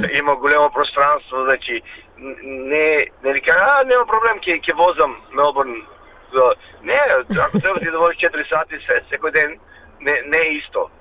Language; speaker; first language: Macedonian; early bilingual, heritage; Macedonian